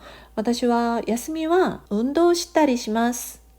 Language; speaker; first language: Japanese; non-native, fluent; Korean